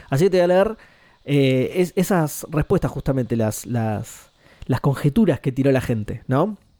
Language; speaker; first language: Spanish; native; Spanish